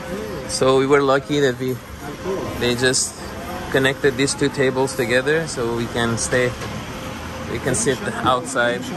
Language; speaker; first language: English; non-native, fluent; Persian